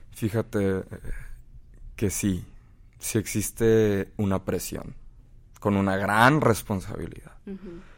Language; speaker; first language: Spanish; native; Spanish